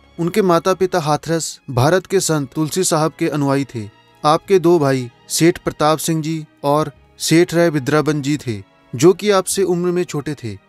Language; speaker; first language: Hindi; non-native, local second language; Punjabi